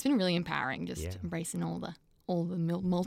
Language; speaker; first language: English; native; English